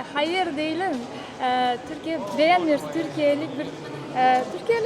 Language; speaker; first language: Turkish; non-native, learner; Uzbek